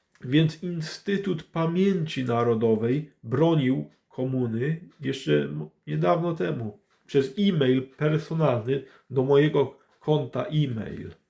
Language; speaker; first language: Polish; early bilingual, heritage; English